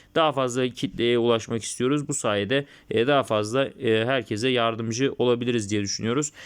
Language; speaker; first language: Turkish; native; Turkish